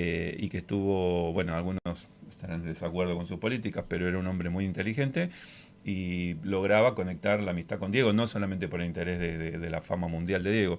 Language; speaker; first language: Spanish; native; Spanish